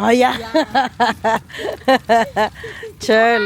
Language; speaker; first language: Dutch; non-native, learner; Filipino